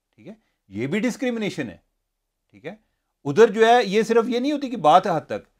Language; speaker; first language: Urdu; non-native, local second language; Punjabi